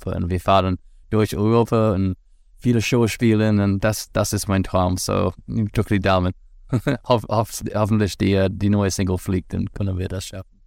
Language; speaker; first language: German; non-native, learner; English